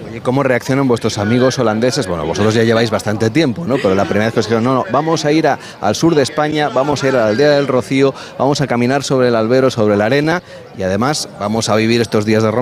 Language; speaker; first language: Spanish; native; Spanish